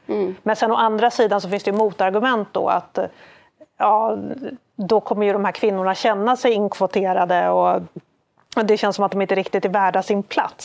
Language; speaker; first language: Swedish; native; Swedish